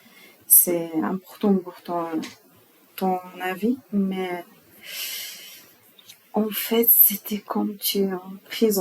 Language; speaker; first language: French; non-native, learner; Arabic